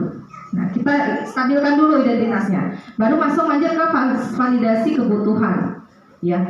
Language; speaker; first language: Indonesian; native; Indonesian